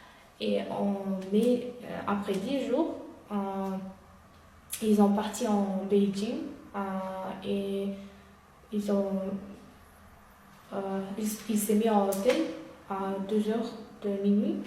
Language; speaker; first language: French; non-native, learner; Uyghur